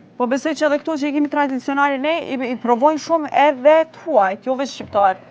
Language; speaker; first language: Albanian; native; Albanian